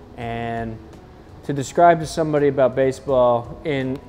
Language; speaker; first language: English; native; English